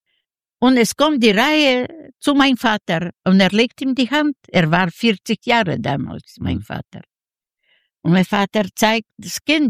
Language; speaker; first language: German; non-native, learner; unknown